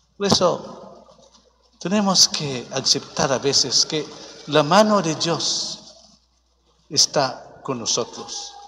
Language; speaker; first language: Spanish; non-native, fluent; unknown